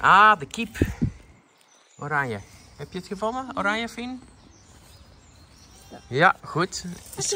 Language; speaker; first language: Dutch; native; Dutch